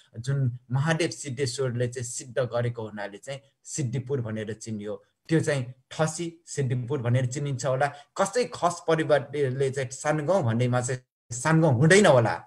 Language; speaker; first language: Nepali; non-native, local second language; Newari